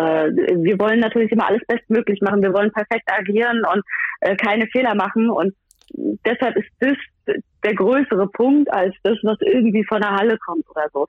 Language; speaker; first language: German; native; German